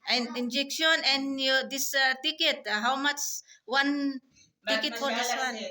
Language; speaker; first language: English; non-native, learner; Filipino